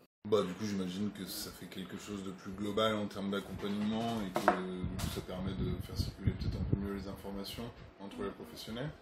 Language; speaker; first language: French; native; French